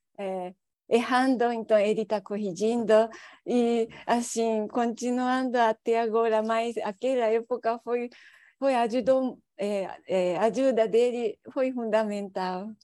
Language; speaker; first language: Portuguese; non-native, learner; Japanese